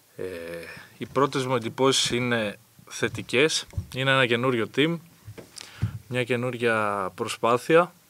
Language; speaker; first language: Greek; native; Greek